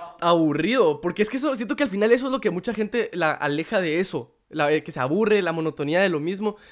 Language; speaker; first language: Spanish; native; Spanish